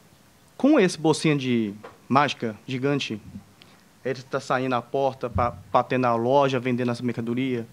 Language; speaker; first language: Portuguese; non-native, fluent; Chinese